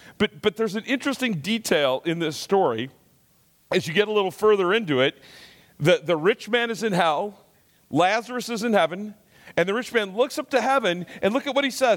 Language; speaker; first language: English; native; English